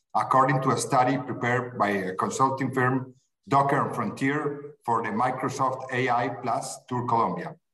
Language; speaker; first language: English; non-native, fluent; Spanish